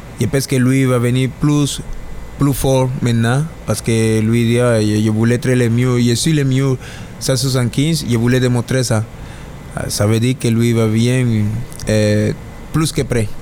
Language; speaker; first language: French; non-native, learner; Spanish